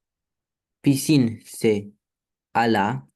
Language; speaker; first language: French; non-native, learner; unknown